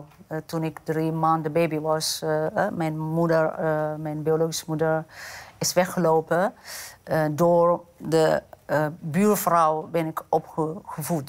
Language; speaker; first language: Dutch; non-native, fluent; Amharic